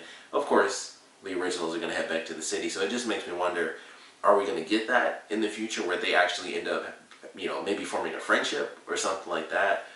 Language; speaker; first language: English; native; English